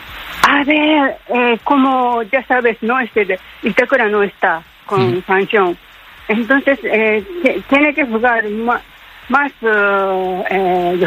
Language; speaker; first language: Spanish; non-native, learner; Japanese